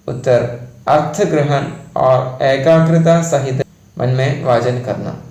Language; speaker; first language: Hindi; non-native, local second language; Malayalam